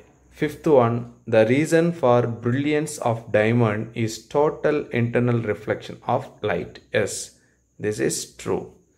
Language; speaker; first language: English; non-native, local second language; Tamil